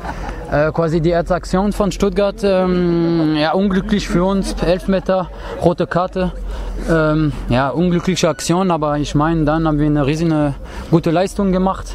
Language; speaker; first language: German; non-native, fluent; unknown